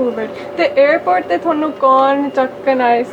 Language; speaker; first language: Punjabi; early bilingual, heritage; Punjabi